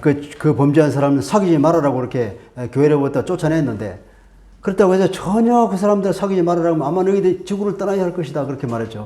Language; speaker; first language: Korean; native; Korean